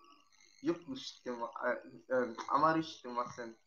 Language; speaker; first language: Japanese; non-native, learner; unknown